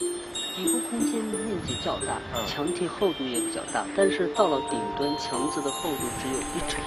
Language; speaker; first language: Chinese; native; Chinese